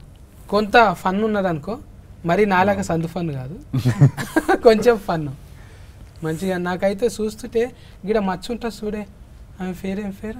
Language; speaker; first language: Telugu; native; Telugu